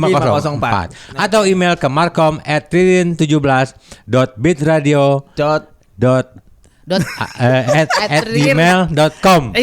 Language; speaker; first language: Indonesian; native; Indonesian